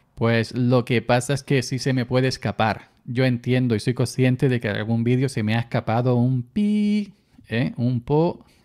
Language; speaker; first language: Spanish; native; Spanish